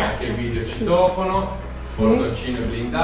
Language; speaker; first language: Italian; native; Italian